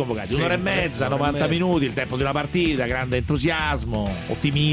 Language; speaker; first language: Italian; native; Italian